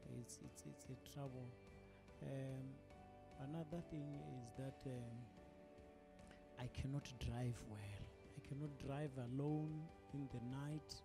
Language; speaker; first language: English; non-native, local second language; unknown